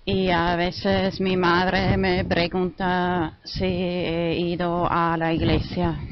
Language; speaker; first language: Spanish; non-native, fluent; German